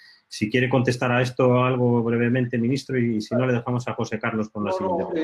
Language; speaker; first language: Spanish; native; Spanish